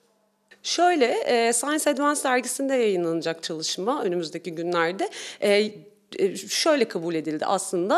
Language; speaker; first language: Turkish; native; Turkish